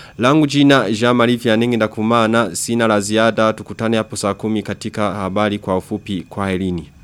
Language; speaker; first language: Swahili; non-native, local second language; Rundi